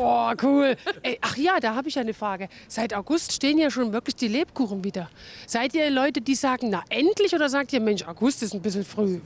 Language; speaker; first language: German; native; German